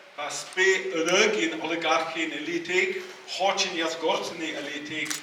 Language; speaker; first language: Mongolian; non-native, learner; English